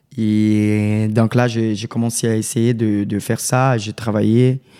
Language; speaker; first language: French; non-native, learner; Portuguese